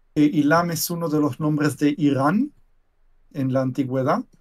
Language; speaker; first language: Spanish; non-native, fluent; Hebrew